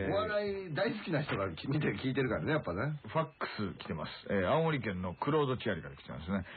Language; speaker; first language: Japanese; native; Japanese